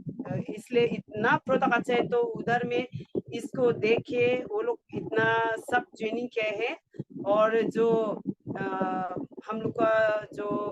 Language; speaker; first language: Hindi; non-native, local second language; Garo